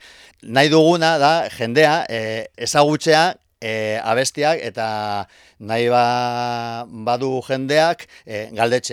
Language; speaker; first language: Basque; non-native, local second language; Spanish